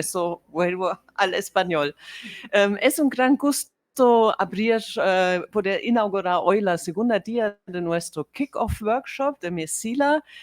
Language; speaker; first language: Spanish; non-native, fluent; German